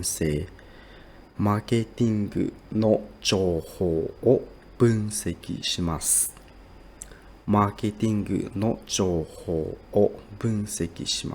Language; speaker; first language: Japanese; non-native, learner; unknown